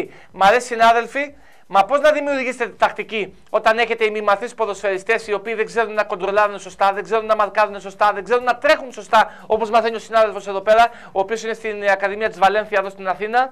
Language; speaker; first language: Greek; native; Greek